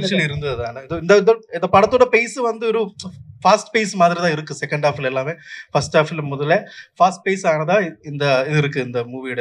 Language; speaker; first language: Tamil; non-native, local second language; Malayalam